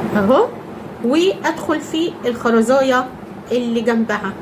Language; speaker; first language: Arabic; native; Arabic